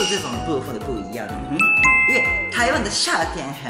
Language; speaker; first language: Chinese; non-native, fluent; Japanese